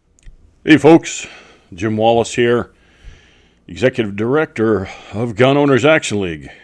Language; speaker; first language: English; native; English